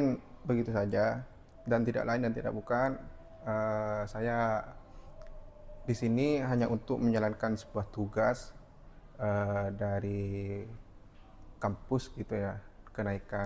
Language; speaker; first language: Indonesian; non-native, local second language; Madurese